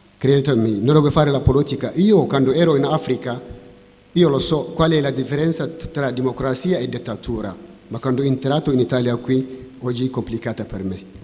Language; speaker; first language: Italian; non-native, learner; Tigrinya